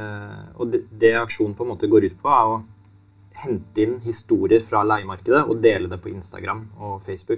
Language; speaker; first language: Norwegian; native; Norwegian